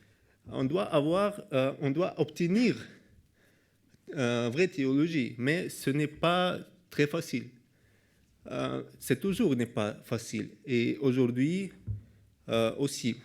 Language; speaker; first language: French; non-native, learner; Russian